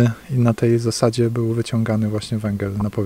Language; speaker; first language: Polish; native; Polish